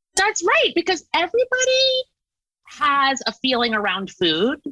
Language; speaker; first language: English; native; English